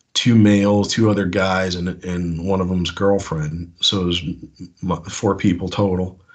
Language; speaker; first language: English; native; English